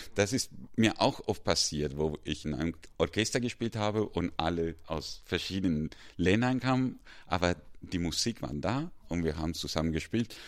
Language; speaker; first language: German; non-native, fluent; Spanish